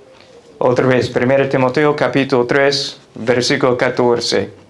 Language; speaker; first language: Spanish; non-native, fluent; English